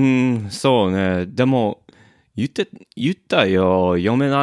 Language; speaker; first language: Japanese; non-native, learner; English